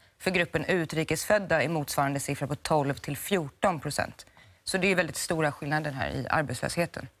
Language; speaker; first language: Swedish; native; Swedish